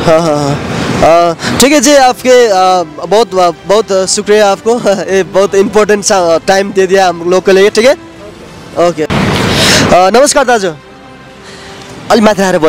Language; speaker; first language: Hindi; non-native, local second language; Nepali